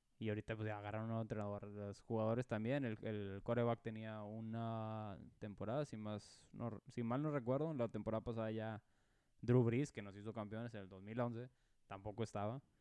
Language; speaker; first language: Spanish; native; Spanish